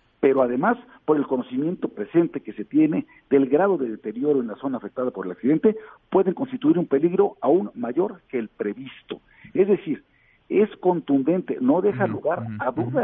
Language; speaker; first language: Spanish; native; Spanish